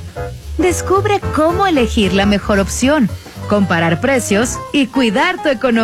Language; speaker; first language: Spanish; native; Spanish